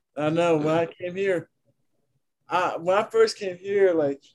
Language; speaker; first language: English; non-native, fluent; Haitian Creole